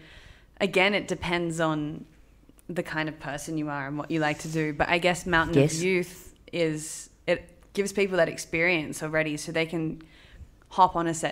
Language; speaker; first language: English; native; English